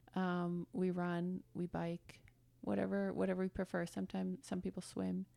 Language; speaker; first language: English; early bilingual, other home language; German